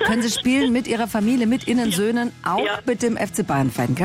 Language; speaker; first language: German; native; German